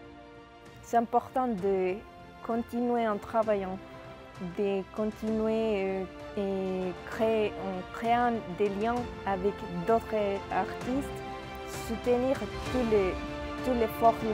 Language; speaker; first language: French; non-native, fluent; Spanish